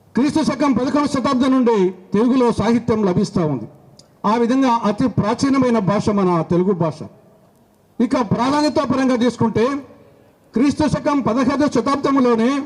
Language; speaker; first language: Telugu; native; Telugu